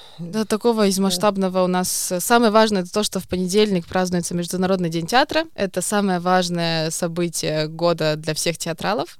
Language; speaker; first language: Russian; native; Russian